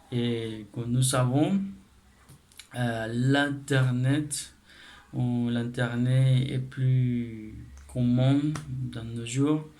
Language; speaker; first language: French; non-native, learner; Spanish